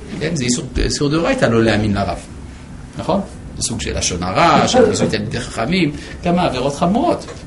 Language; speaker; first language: Hebrew; non-native, fluent; French